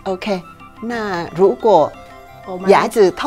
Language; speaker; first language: Chinese; non-native, local second language; Vietnamese